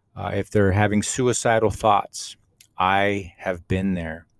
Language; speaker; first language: English; native; English